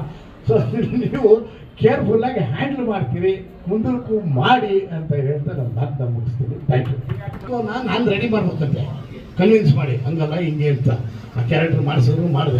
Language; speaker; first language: Kannada; native; Kannada